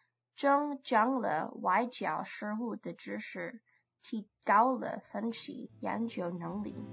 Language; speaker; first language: Chinese; non-native, learner; English